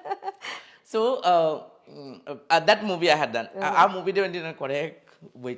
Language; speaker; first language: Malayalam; non-native, fluent; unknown